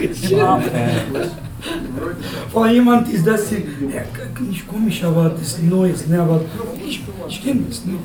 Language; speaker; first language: German; non-native, learner; Macedonian